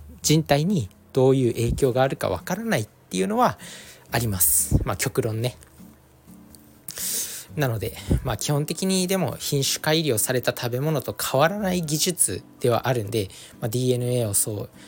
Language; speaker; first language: Japanese; native; Japanese